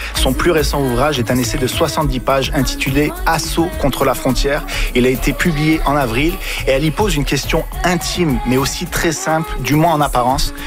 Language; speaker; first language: French; early bilingual, other home language; Arabic